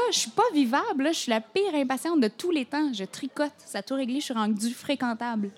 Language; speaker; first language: French; native; French